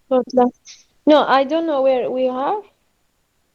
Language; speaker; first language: English; non-native, learner; Arabic